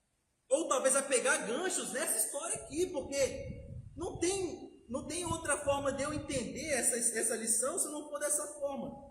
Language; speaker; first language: Portuguese; native; Portuguese